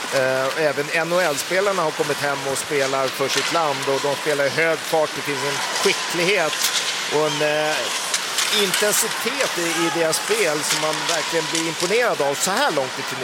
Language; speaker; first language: Swedish; native; Swedish